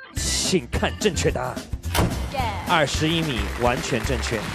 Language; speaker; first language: Chinese; native; Chinese